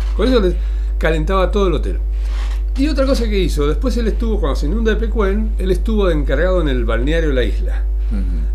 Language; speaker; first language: Spanish; native; Spanish